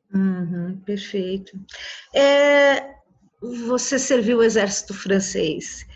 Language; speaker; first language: Portuguese; native; Portuguese